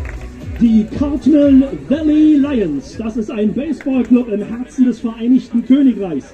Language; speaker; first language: German; native; German